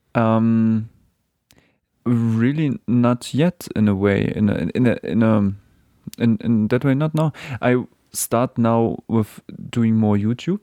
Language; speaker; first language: English; non-native, fluent; German